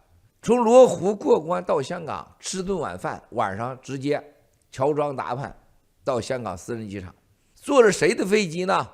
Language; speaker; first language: Chinese; native; Chinese